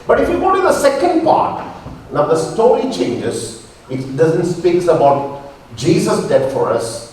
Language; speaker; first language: English; non-native, local second language; Malayalam